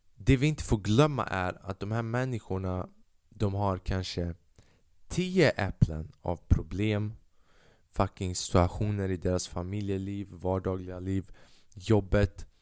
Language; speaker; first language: Swedish; early bilingual, other home language; Albanian